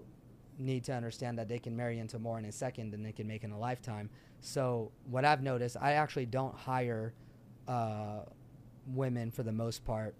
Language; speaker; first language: English; early bilingual, other home language; French